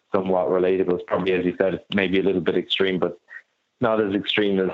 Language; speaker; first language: English; native; English